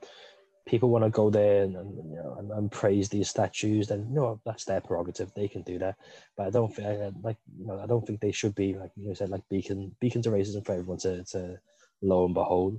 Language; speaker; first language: English; native; English